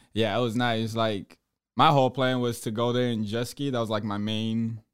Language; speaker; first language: English; early bilingual, other home language; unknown